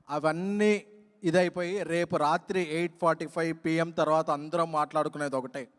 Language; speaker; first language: Telugu; native; Telugu